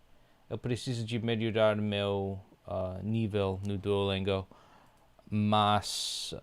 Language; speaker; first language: Portuguese; non-native, learner; English